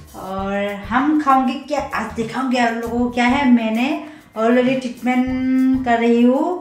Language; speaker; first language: Hindi; non-native, local second language; Assamese